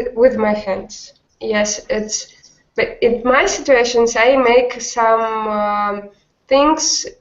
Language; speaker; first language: English; non-native, learner; Russian